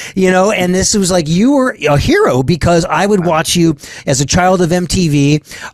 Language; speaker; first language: English; native; English